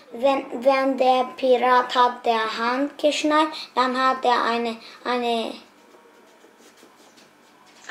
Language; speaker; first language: German; non-native, learner; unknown